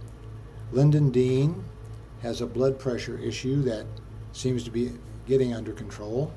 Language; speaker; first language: English; native; English